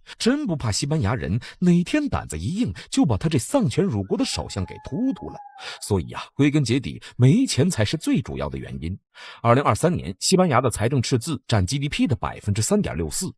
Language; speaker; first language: Chinese; native; Chinese